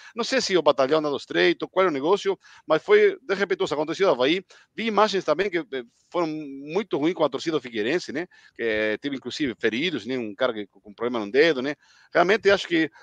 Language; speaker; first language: Portuguese; non-native, fluent; Spanish